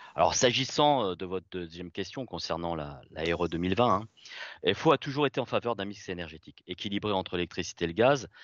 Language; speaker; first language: French; native; French